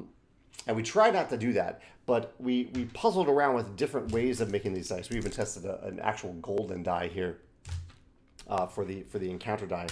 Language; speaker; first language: English; native; English